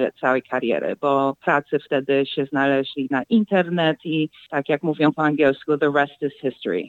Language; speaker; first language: Polish; early bilingual, heritage; Polish